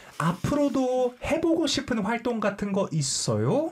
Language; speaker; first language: Korean; non-native, fluent; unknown